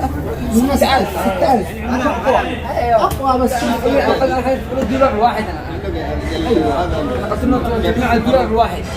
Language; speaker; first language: Arabic; native; Arabic